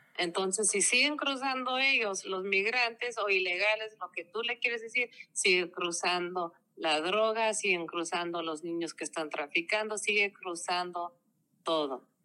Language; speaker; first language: Spanish; early bilingual, heritage; Spanish